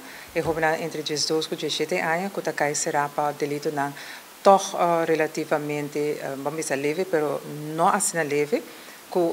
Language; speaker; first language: Portuguese; non-native, learner; Papiamento